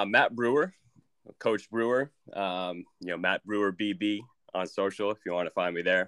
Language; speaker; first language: English; native; English